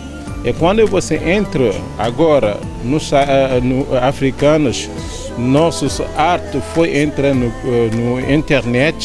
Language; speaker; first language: Portuguese; non-native, learner; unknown